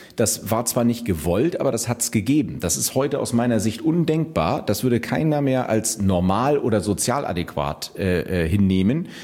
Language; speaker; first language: German; native; German